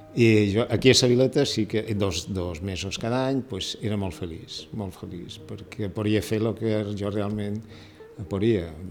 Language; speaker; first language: Catalan; native; Catalan